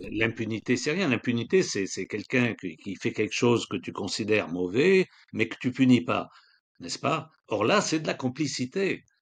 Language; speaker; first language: French; non-native, local second language; Arabic